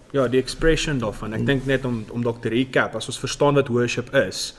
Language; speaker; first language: Afrikaans; native; Afrikaans